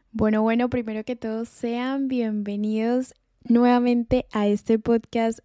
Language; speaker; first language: Spanish; native; Spanish